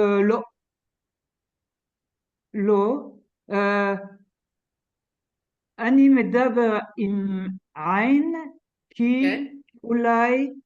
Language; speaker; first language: Hebrew; non-native, learner; French